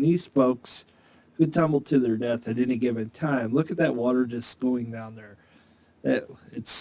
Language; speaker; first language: English; native; English